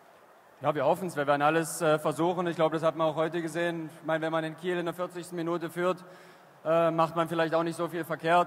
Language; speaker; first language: German; native; German